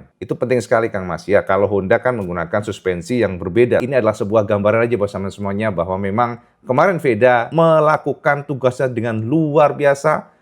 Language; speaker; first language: Indonesian; native; Indonesian